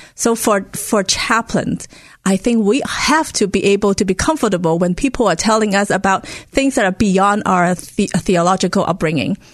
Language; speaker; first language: English; non-native, local second language; Cantonese